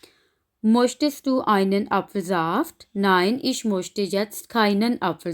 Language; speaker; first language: German; non-native, fluent; Urdu